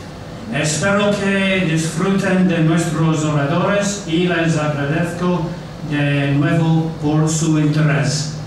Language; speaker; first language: Spanish; non-native, fluent; English